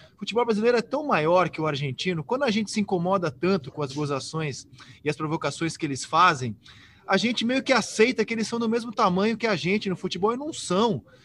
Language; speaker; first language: Portuguese; native; Portuguese